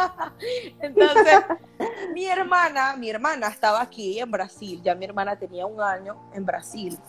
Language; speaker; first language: Spanish; native; Spanish